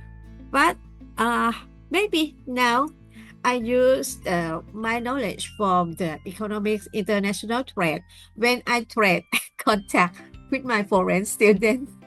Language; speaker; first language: English; non-native, learner; Thai